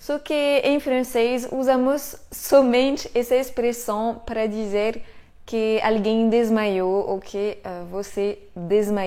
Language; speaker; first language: Portuguese; non-native, fluent; French